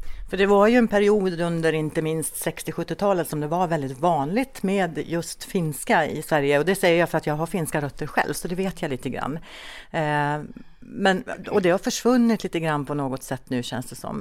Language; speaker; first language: Swedish; native; Swedish